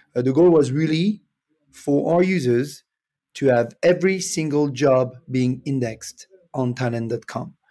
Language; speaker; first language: English; non-native, fluent; French